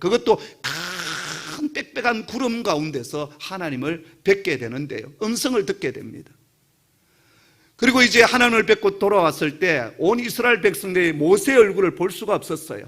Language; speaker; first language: Korean; native; Korean